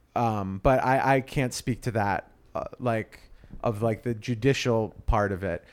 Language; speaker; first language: English; native; English